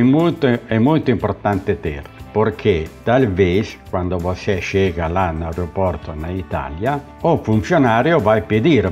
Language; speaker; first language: Portuguese; non-native, learner; Italian